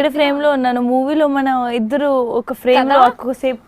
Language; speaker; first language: Telugu; non-native, fluent; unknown